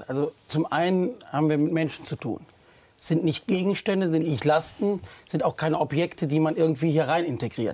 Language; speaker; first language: German; native; German